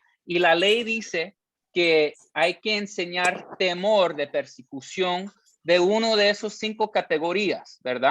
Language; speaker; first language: Spanish; early bilingual, heritage; Spanish